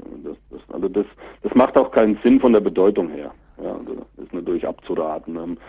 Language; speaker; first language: German; native; German